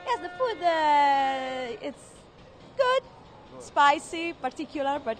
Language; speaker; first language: English; non-native, fluent; Italian